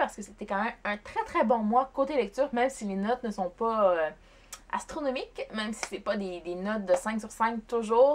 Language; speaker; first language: French; native; French